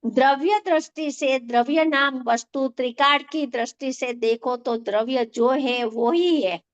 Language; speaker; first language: Hindi; non-native, local second language; Gujarati